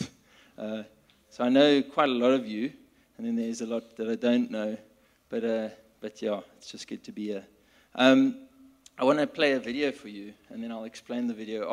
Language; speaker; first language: English; native; English